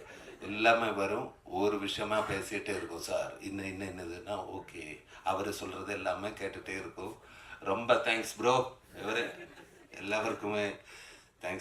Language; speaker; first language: Tamil; non-native, learner; Malayalam